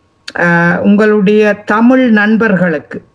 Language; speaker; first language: Tamil; native; Tamil